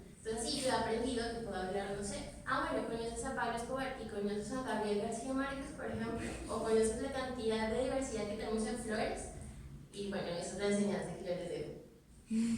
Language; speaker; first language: Spanish; native; Spanish